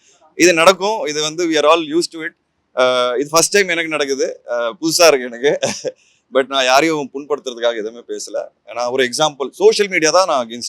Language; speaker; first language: Tamil; native; Tamil